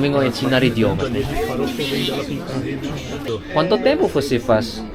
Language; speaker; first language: Portuguese; non-native, learner; Indonesian